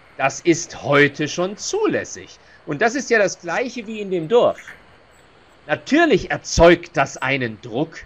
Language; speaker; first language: German; native; German